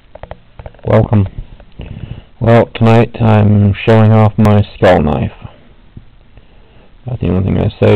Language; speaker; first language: English; native; English